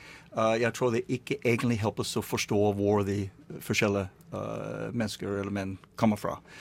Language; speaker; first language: Norwegian; non-native, learner; English